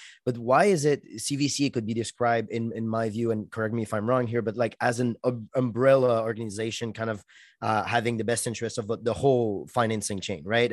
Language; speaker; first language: English; non-native, fluent; French